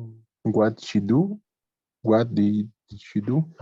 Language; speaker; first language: English; non-native, learner; Spanish